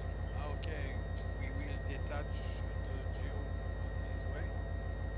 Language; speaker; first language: English; non-native, learner; French